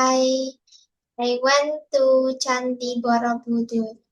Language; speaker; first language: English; non-native, learner; Indonesian